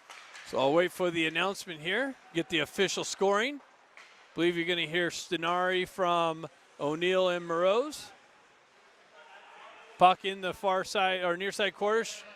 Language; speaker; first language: English; native; English